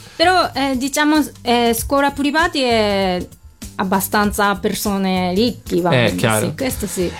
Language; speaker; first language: Italian; non-native, learner; Japanese